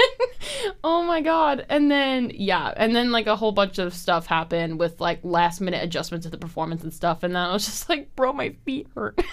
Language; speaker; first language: English; native; English